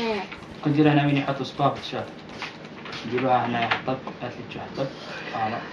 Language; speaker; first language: Arabic; native; Arabic